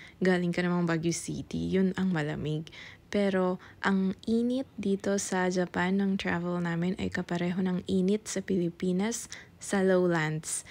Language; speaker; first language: Filipino; non-native, local second language; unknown